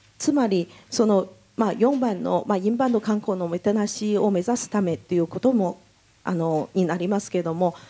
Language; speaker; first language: Japanese; non-native, fluent; Chinese